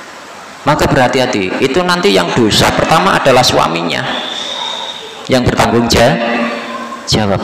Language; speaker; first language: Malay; non-native, local second language; Javanese